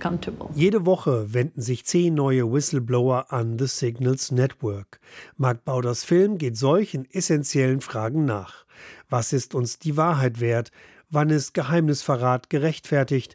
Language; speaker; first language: German; native; German